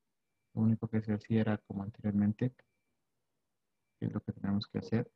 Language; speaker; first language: Spanish; native; Spanish